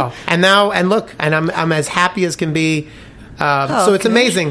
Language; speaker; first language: English; native; English